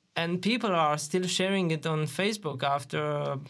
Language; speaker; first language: English; non-native, fluent; Romanian